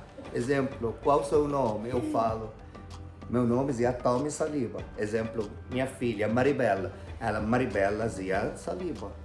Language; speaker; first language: Portuguese; non-native, fluent; Arabic